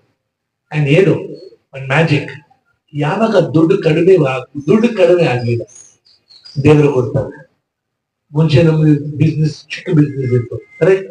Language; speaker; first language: Kannada; non-native, local second language; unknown